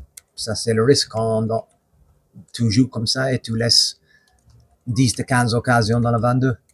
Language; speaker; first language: French; non-native, fluent; English